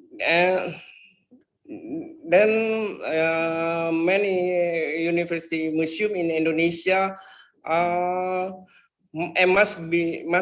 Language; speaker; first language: English; non-native, fluent; Indonesian